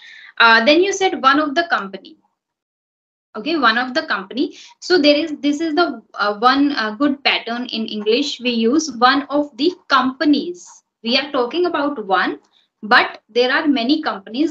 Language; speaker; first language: English; non-native, fluent; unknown